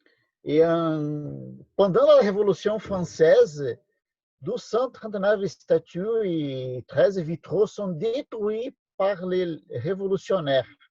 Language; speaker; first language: French; non-native, learner; Portuguese